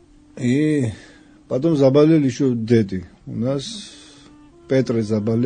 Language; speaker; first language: Russian; non-native, fluent; Georgian